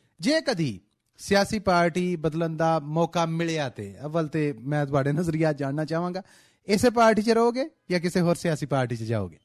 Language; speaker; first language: Punjabi; native; Punjabi